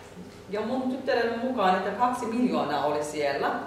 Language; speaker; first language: Finnish; non-native, fluent; Turkish